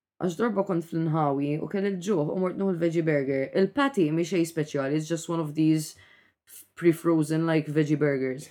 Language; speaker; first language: Maltese; native; Maltese